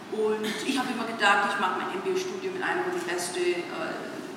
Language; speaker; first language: German; non-native, fluent; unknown